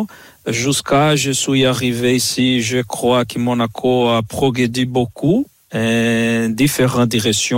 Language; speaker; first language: French; non-native, fluent; Portuguese